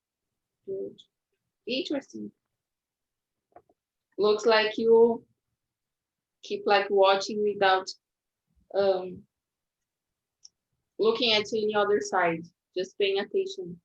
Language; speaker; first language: English; non-native, fluent; Portuguese